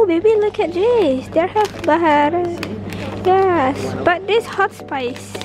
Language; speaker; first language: English; non-native, learner; Indonesian